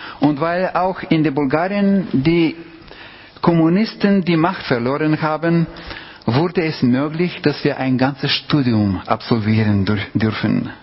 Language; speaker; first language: German; non-native, fluent; Bulgarian